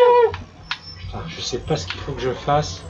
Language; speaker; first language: French; native; French